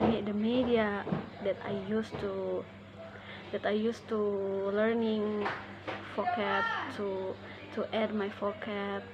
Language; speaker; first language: English; non-native, learner; Indonesian